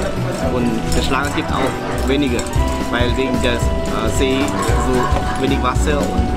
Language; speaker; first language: German; non-native, learner; Khmer